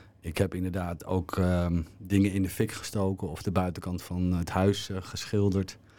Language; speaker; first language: Dutch; native; Dutch